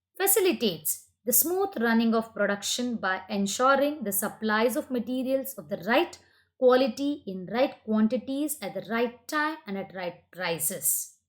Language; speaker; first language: English; non-native, local second language; Kannada